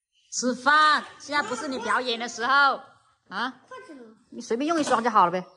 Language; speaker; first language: Chinese; native; Chinese